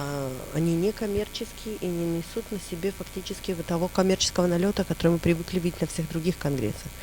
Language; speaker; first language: Russian; native; Russian